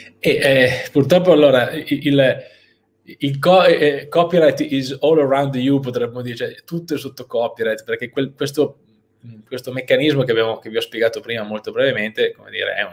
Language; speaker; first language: Italian; native; Italian